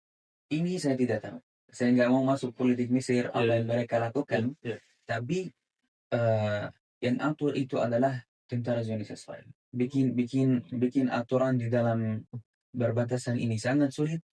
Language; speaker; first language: Indonesian; non-native, fluent; Arabic